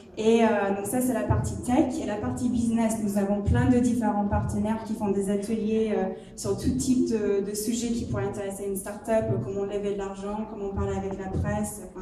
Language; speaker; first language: French; non-native, fluent; English